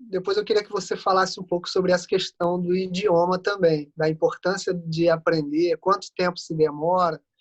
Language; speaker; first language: Portuguese; native; Portuguese